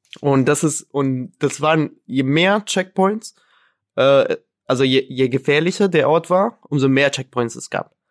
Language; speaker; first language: German; non-native, fluent; Arabic